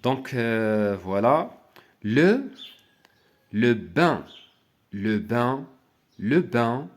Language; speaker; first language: French; non-native, local second language; Arabic